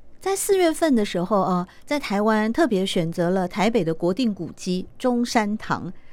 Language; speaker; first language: Chinese; native; Chinese